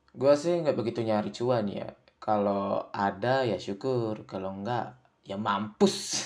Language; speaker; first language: Indonesian; native; Indonesian